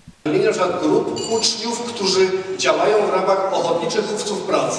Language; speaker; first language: Polish; native; Polish